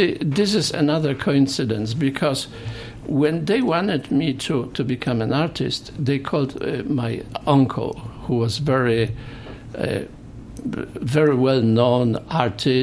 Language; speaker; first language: English; non-native, fluent; Polish